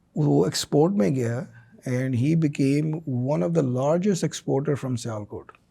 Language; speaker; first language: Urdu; non-native, local second language; Punjabi